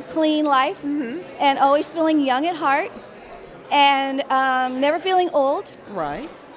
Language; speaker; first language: English; native; English